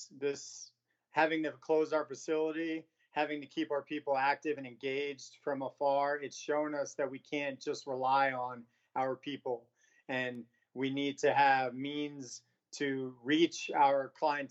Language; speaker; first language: English; native; English